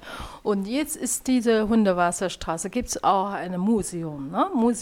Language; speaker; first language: German; non-native, learner; Chinese